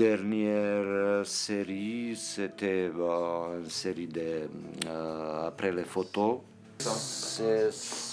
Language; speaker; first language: French; non-native, fluent; Serbian